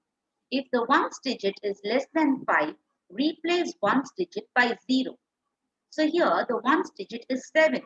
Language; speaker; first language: English; non-native, local second language; Tamil